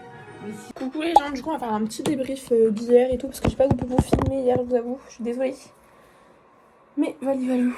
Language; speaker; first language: French; native; French